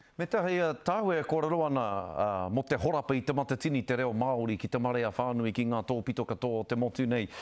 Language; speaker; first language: Māori; non-native, local second language; English